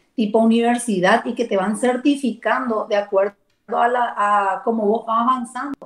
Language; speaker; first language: Spanish; native; Spanish